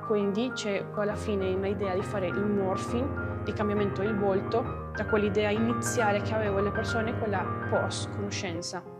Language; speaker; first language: Italian; non-native, fluent; Spanish